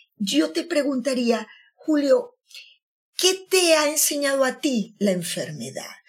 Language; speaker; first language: Spanish; native; Spanish